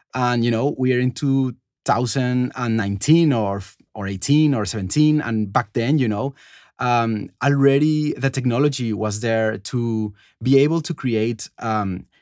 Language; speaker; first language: English; non-native, fluent; Spanish